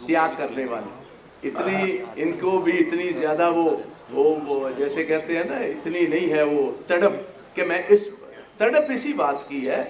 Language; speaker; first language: Hindi; non-native, local second language; Punjabi